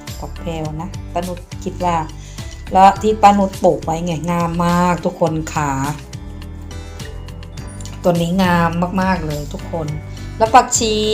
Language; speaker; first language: Thai; non-native, local second language; Northeastern Thai